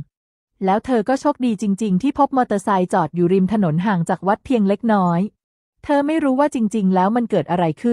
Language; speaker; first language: Thai; native; Thai